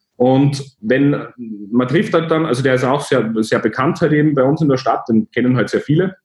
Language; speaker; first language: German; native; German